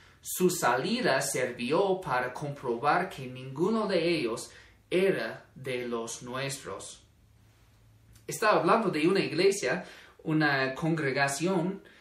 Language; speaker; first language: Spanish; non-native, fluent; English